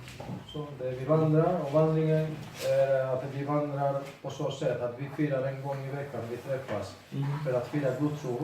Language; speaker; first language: Swedish; non-native, fluent; Spanish